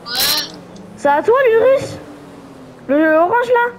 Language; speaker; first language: French; native; French